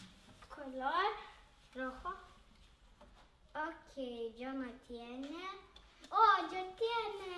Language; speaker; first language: Spanish; non-native, learner; Lithuanian